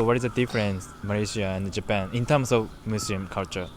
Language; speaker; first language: English; non-native, fluent; Japanese